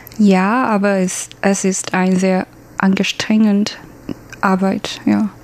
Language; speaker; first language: German; non-native, learner; Chinese